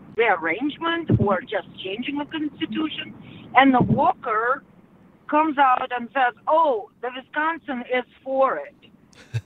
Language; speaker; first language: English; non-native, fluent; Russian